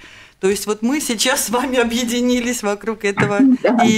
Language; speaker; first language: Russian; native; Russian